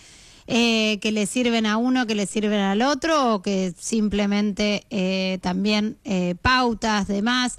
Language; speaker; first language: Spanish; native; Spanish